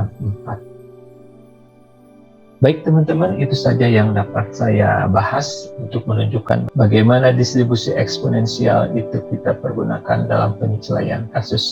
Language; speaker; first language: Indonesian; native; Indonesian